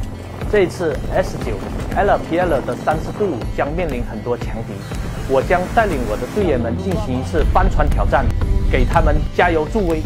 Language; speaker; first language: Chinese; native; Chinese